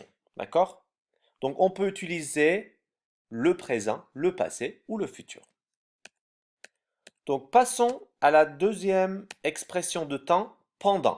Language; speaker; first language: French; non-native, fluent; Turkish